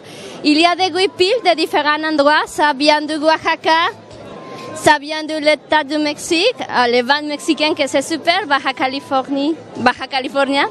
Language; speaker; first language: French; non-native, fluent; Spanish